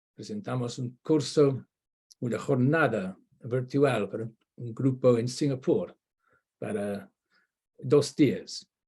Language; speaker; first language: Spanish; non-native, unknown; English